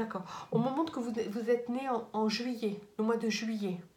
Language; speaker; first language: French; native; French